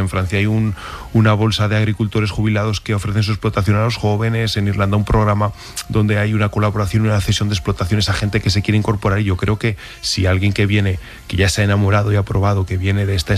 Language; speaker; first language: Spanish; native; Spanish